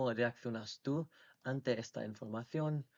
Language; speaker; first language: Spanish; non-native, learner; English